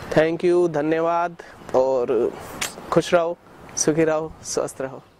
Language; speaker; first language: Hindi; native; Hindi